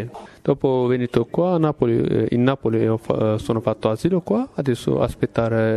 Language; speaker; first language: Italian; non-native, learner; Kurdish